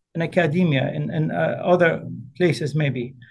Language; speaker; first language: English; early bilingual, other home language; Arabic